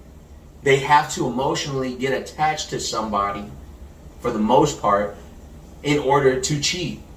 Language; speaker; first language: English; native; English